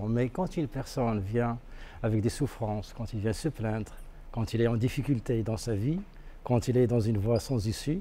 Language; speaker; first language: French; non-native, local second language; Arabic